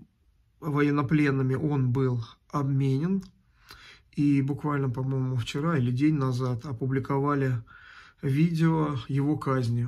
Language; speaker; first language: Russian; native; Russian